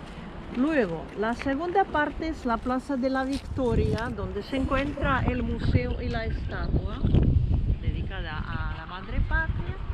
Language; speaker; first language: Spanish; non-native, fluent; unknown